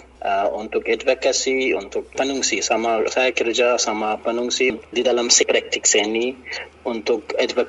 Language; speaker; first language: Indonesian; non-native, learner; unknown